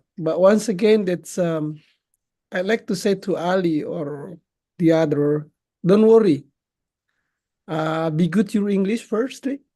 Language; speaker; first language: English; non-native, learner; Indonesian